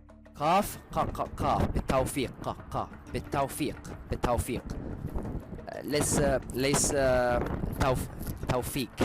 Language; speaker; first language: Arabic; non-native, learner; English